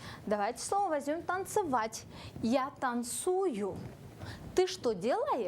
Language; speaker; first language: Russian; non-native, local second language; Kyrgyz